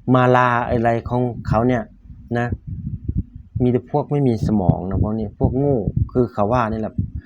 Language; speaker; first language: Thai; native; Thai